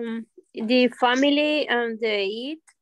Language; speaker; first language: English; non-native, learner; Spanish